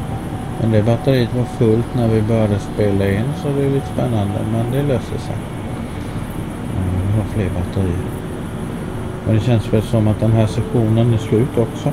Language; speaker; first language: Swedish; native; Swedish